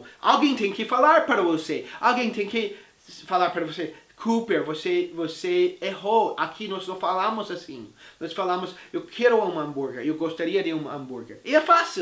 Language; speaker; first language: Portuguese; non-native, fluent; English